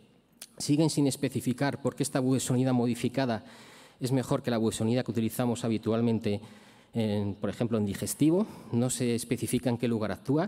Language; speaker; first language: Spanish; native; Spanish